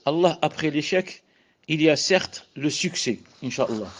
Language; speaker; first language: French; non-native, local second language; Arabic